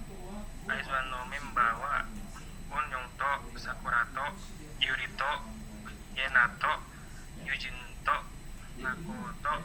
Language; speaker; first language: Japanese; non-native, learner; Indonesian